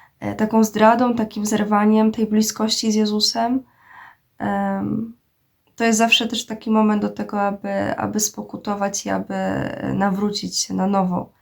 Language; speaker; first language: Polish; native; Polish